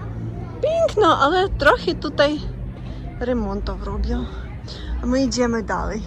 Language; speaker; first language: Polish; non-native, learner; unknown